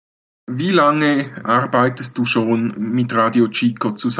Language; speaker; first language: German; native; German